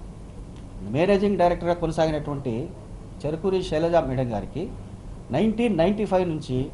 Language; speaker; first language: Telugu; native; Telugu